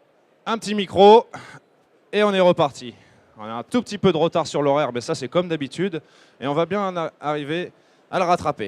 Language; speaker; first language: French; native; French